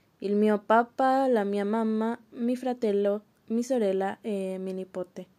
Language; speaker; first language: Italian; non-native, learner; Spanish